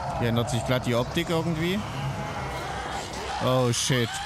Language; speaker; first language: German; native; German